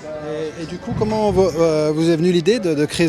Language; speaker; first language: French; native; French